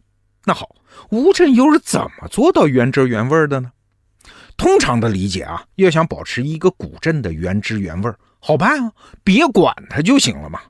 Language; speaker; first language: Chinese; native; Chinese